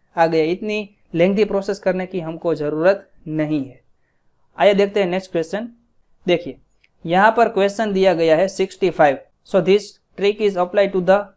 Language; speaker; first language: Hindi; non-native, local second language; Gujarati